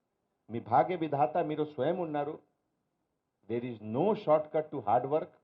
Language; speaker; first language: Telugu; non-native, learner; Hindi